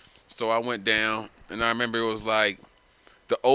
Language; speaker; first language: English; native; English